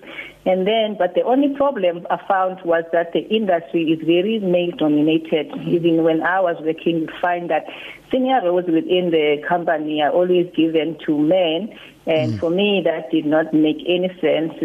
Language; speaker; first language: English; non-native, local second language; Xhosa